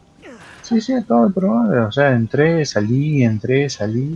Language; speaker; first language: Spanish; native; Spanish